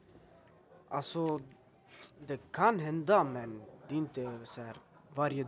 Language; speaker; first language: Swedish; early bilingual, other home language; Albanian